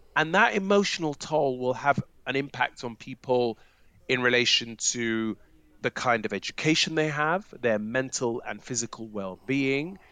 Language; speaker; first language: English; native; English